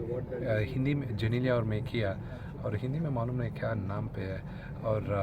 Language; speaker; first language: Hindi; non-native, learner; Telugu